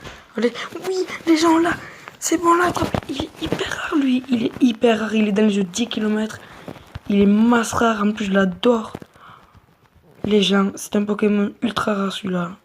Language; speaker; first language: French; native; French